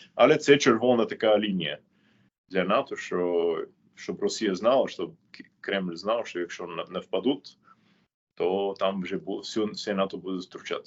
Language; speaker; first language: Ukrainian; non-native, fluent; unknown